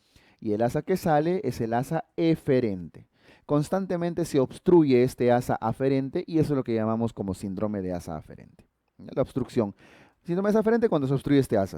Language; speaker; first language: Spanish; native; Spanish